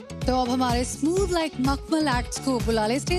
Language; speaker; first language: Hindi; native; Hindi